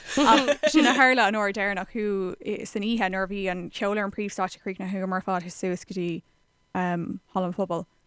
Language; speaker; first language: Irish; non-native, local second language; English